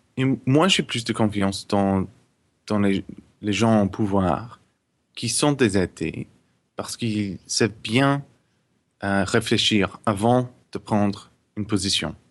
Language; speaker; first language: French; non-native, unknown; English